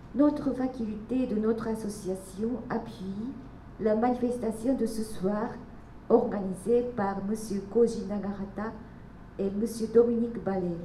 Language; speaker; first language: French; non-native, learner; Japanese